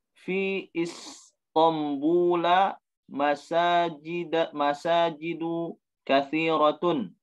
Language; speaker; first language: Arabic; non-native, learner; Indonesian